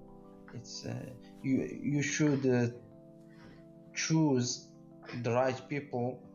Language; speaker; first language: English; non-native, learner; Arabic